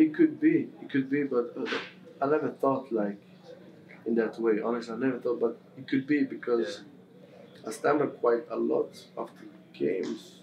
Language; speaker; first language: English; non-native, fluent; Swedish